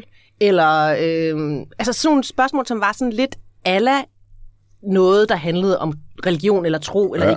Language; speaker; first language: Danish; native; Danish